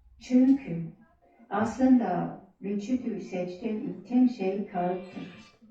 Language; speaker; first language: Turkish; non-native, learner; German